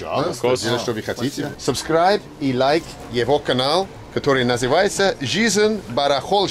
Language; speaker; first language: Russian; non-native, learner; English